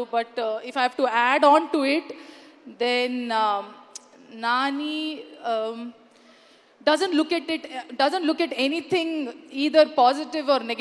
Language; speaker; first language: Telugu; non-native, learner; Kannada